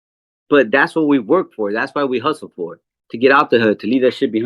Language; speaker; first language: English; native; English